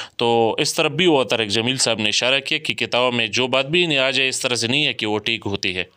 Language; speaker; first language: Urdu; native; Urdu